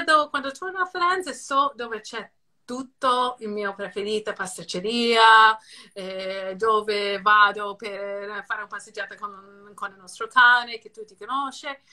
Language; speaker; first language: Italian; non-native, fluent; English